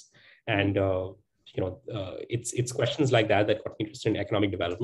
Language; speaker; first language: English; non-native, local second language; Hindi